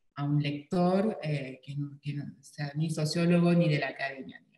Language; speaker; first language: Spanish; non-native, fluent; French